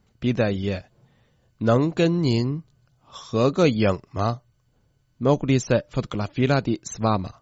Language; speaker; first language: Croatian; non-native, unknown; Chinese